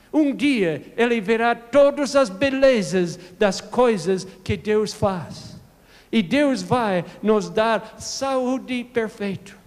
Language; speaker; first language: Portuguese; non-native, fluent; English